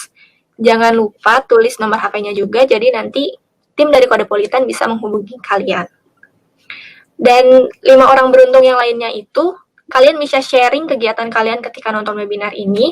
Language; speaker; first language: Indonesian; native; Indonesian